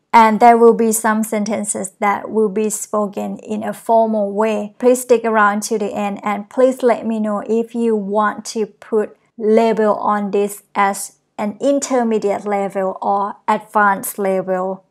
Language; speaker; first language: English; non-native, fluent; Thai